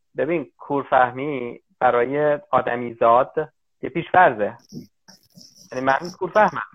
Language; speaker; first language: Persian; native; Persian